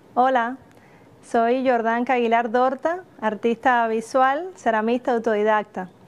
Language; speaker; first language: Spanish; native; Spanish